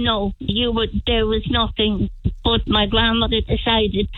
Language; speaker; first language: English; native; English